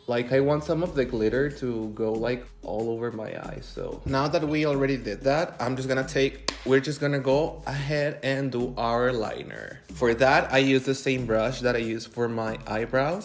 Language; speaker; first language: English; non-native, fluent; Spanish